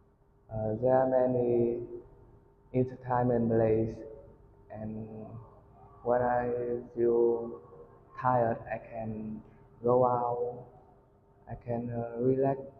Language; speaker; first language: English; non-native, learner; Vietnamese